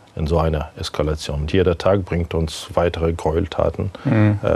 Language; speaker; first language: German; non-native, fluent; Ukrainian